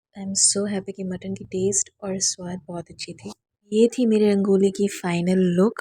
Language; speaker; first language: Hindi; non-native, local second language; Bangla